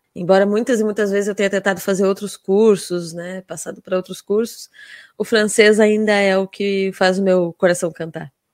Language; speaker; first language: Portuguese; native; Portuguese